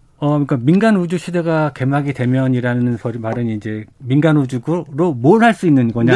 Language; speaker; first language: Korean; native; Korean